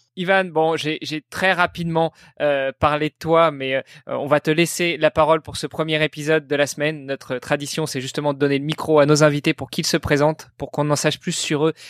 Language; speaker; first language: French; non-native, fluent; Italian